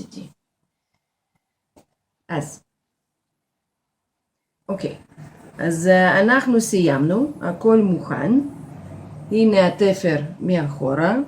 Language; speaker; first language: Hebrew; non-native, fluent; Russian